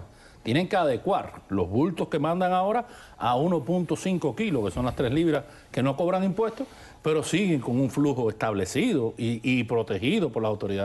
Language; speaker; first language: Spanish; native; Spanish